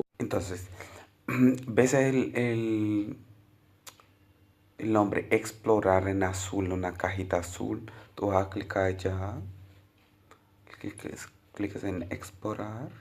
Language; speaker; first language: Spanish; non-native, local second language; Portuguese